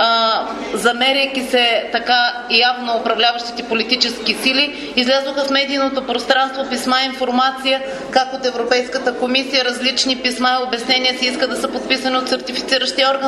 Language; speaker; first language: Bulgarian; native; Bulgarian